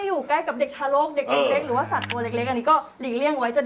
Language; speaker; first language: Thai; native; Thai